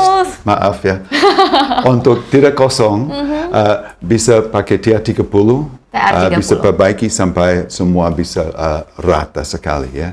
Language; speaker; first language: Indonesian; non-native, fluent; English